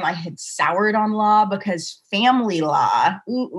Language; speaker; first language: English; native; English